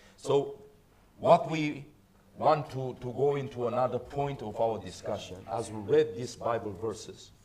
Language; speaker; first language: English; non-native, fluent; Romanian